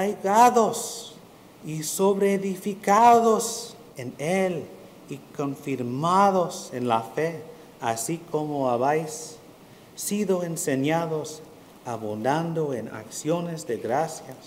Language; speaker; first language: Spanish; early bilingual, heritage; Spanish